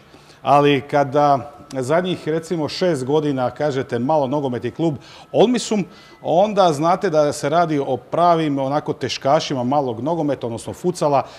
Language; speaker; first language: Croatian; native; Croatian